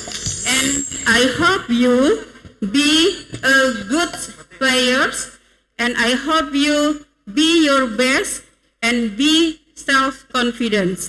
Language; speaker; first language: English; non-native, learner; Indonesian